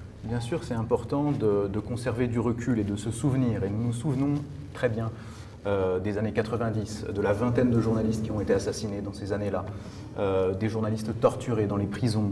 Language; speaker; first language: French; native; French